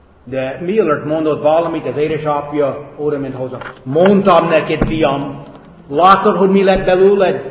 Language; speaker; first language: Hungarian; non-native, fluent; English